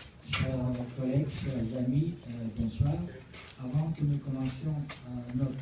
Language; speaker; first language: French; non-native, fluent; Russian